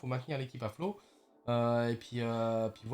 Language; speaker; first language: French; native; French